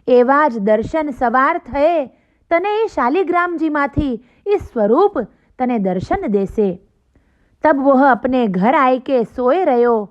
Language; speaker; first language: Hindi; non-native, local second language; Gujarati